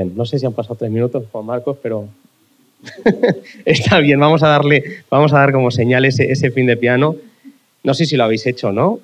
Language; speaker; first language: Spanish; native; Spanish